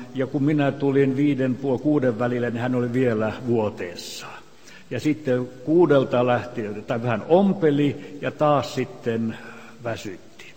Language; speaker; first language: Finnish; native; Finnish